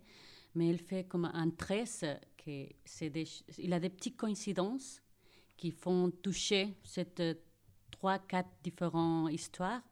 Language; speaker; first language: French; non-native, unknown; Spanish